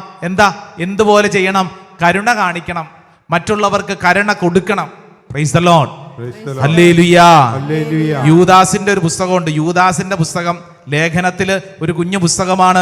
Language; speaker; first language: Malayalam; native; Malayalam